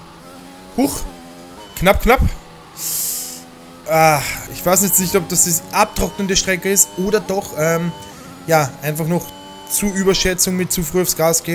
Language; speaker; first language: German; native; German